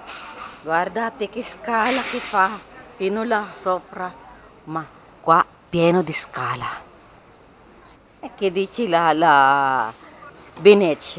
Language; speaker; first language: Italian; non-native, learner; Filipino